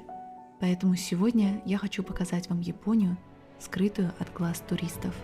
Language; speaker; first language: Russian; native; Russian